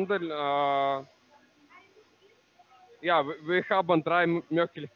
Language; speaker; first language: German; non-native, learner; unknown